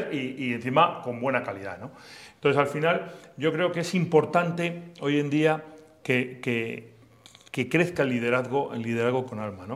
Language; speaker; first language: Spanish; native; Spanish